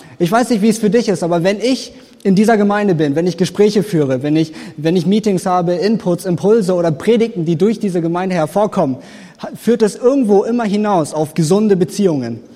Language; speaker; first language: German; native; German